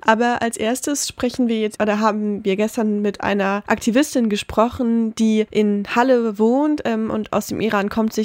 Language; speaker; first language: German; native; German